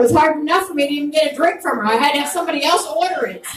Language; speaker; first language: English; native; English